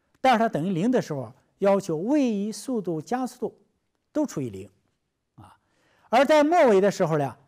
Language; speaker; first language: Chinese; native; Chinese